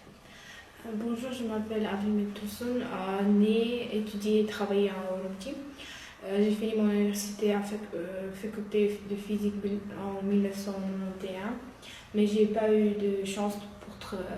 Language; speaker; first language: French; non-native, learner; Uyghur